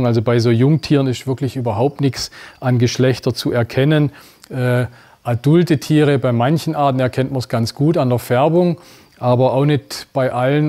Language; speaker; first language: German; native; German